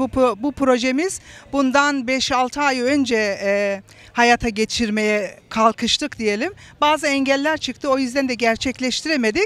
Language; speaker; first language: Turkish; non-native, local second language; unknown